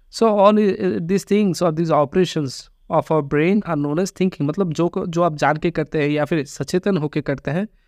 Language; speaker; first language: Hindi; non-native, local second language; Bangla